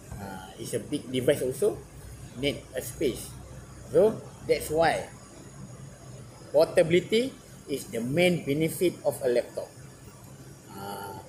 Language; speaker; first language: English; non-native, learner; Malay